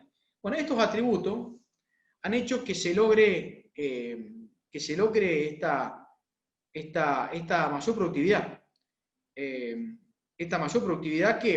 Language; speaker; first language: Spanish; native; Spanish